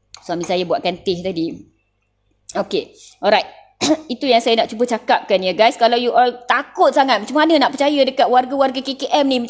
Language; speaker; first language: Malay; non-native, local second language; Tamil